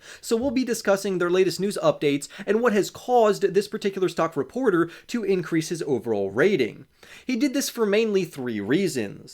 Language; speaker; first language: English; native; English